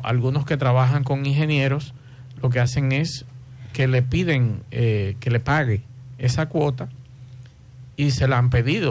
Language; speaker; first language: Spanish; native; Spanish